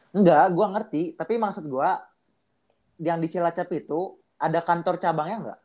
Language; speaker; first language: Indonesian; native; Indonesian